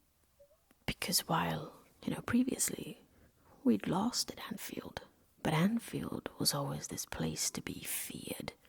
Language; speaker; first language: English; non-native, local second language; Welsh